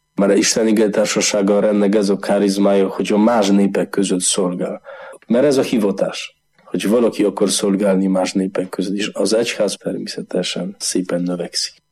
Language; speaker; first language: Hungarian; non-native, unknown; Polish